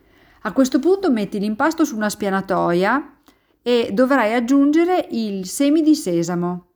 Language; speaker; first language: Italian; native; Italian